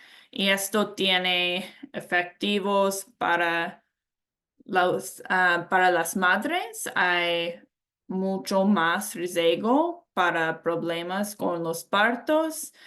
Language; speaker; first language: Spanish; non-native, learner; English